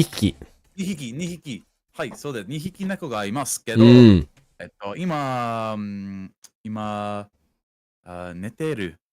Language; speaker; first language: Japanese; non-native, learner; English